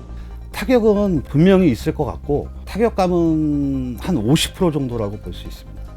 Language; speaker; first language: Korean; native; Korean